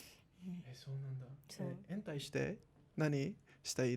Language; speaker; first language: Japanese; non-native, learner; English